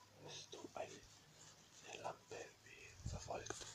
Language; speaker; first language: German; non-native, learner; Bosnian